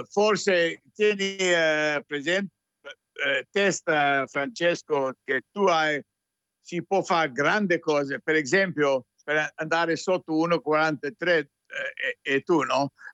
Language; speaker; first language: Italian; non-native, fluent; English